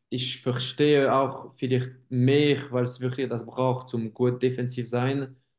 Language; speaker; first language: German; non-native, local second language; French